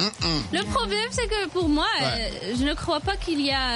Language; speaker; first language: French; non-native, local second language; Arabic